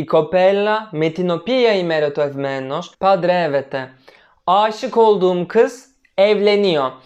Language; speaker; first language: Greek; non-native, fluent; Turkish